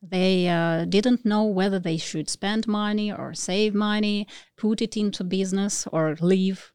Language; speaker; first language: English; non-native, learner; Russian